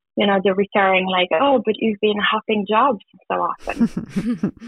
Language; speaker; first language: English; non-native, fluent; German